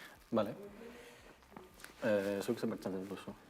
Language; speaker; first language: Basque; non-native, local second language; Spanish